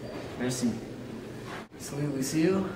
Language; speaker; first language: French; non-native, learner; English